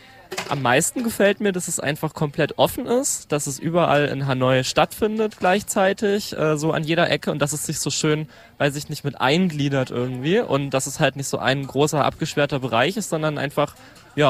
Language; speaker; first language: German; native; German